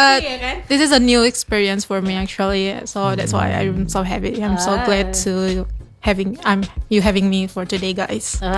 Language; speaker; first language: English; non-native, learner; Indonesian